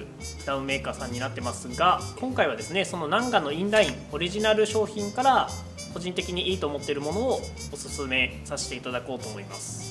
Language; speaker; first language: Japanese; native; Japanese